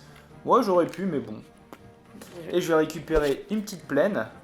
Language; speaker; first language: French; native; French